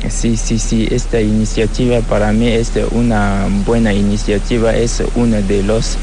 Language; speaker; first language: Spanish; non-native, learner; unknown